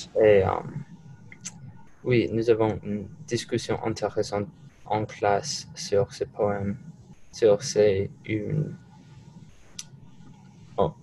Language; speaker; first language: French; non-native, learner; English